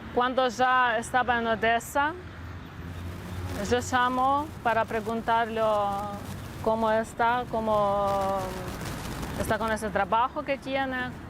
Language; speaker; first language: Spanish; non-native, learner; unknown